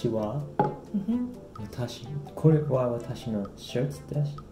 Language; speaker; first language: Japanese; non-native, learner; English